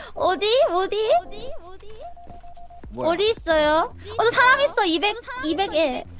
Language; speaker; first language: Korean; non-native, fluent; English